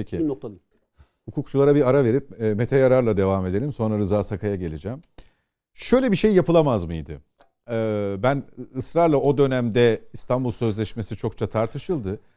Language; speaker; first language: Turkish; native; Turkish